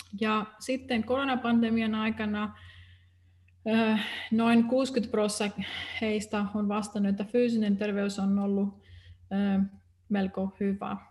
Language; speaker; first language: Finnish; non-native, fluent; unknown